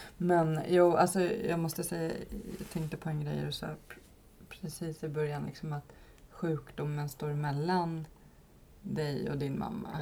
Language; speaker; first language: Swedish; native; Swedish